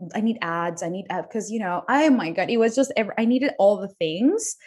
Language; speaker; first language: English; non-native, fluent; Spanish